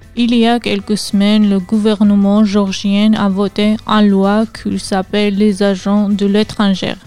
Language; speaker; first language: French; non-native, learner; Georgian